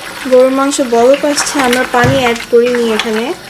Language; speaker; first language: Bangla; early bilingual, heritage; Bangla